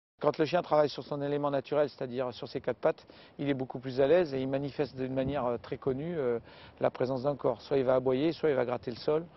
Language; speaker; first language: French; native; French